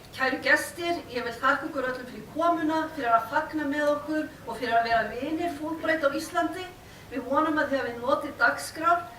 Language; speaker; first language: Icelandic; non-native, learner; English